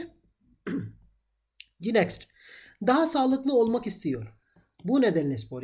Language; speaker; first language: Turkish; non-native, fluent; Urdu